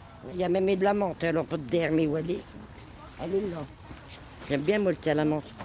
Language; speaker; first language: French; native; French